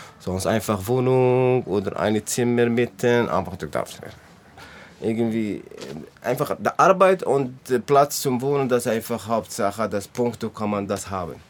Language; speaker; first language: German; non-native, learner; Arabic